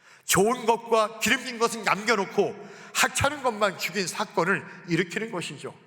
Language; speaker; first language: Korean; native; Korean